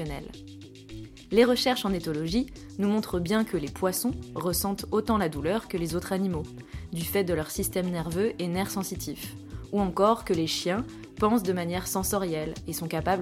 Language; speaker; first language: French; native; French